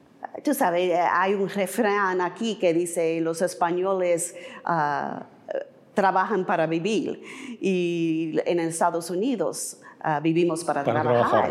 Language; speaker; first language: Spanish; early bilingual, heritage; English